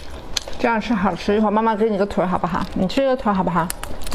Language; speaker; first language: Chinese; native; Chinese